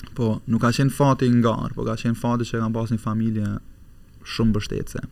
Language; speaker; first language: Albanian; native; Albanian